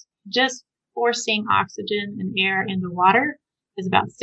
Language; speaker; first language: English; native; English